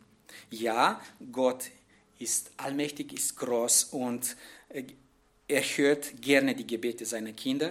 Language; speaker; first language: German; non-native, fluent; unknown